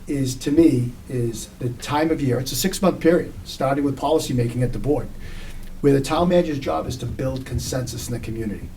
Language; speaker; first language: English; native; English